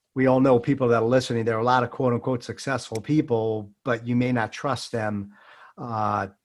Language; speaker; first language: English; native; English